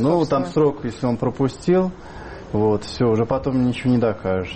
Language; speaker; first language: Russian; native; Russian